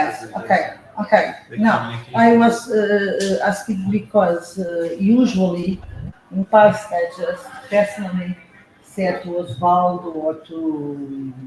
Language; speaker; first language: English; non-native, fluent; Portuguese